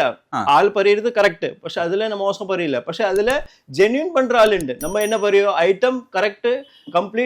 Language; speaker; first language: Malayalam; non-native, local second language; Tamil